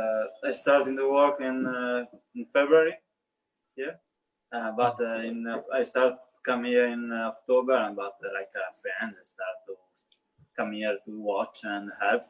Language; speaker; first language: English; non-native, learner; Italian